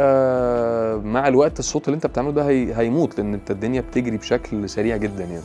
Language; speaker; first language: Arabic; native; Arabic